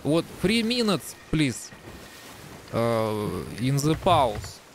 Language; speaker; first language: English; non-native, learner; Russian